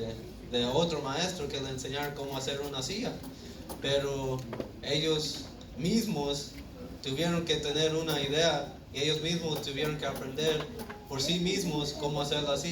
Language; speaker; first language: Spanish; early bilingual, heritage; Spanish